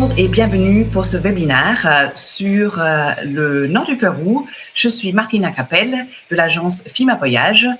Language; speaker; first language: French; non-native, fluent; German